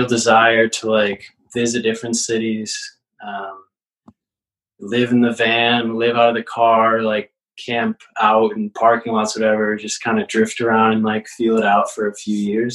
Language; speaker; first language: English; native; English